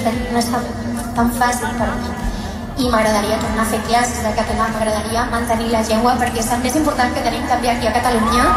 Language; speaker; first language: Catalan; non-native, local second language; Spanish